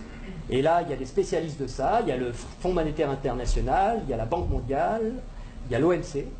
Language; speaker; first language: French; native; French